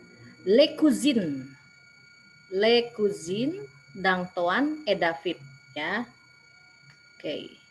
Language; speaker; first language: French; non-native, fluent; Indonesian